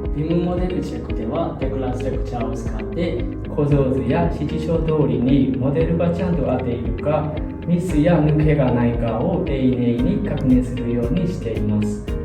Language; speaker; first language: Japanese; non-native, fluent; Burmese